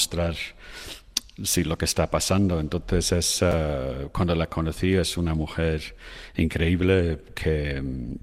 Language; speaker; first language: Spanish; non-native, fluent; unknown